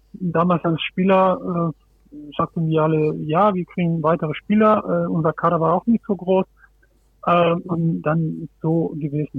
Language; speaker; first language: German; non-native, fluent; Spanish